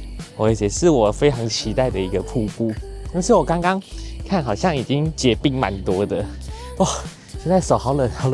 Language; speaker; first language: Chinese; native; Chinese